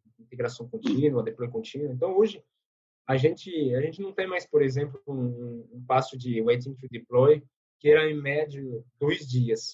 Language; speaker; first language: Portuguese; non-native, fluent; French